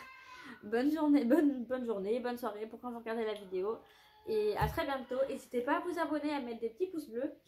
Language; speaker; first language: French; native; French